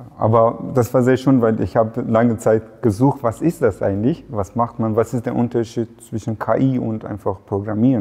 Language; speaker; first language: German; non-native, fluent; Persian